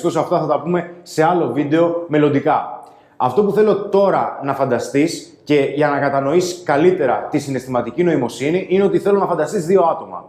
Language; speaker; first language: Greek; native; Greek